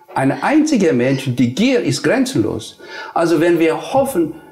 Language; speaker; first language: German; non-native, fluent; Nepali